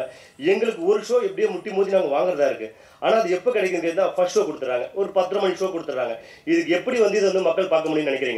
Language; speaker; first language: Tamil; native; Tamil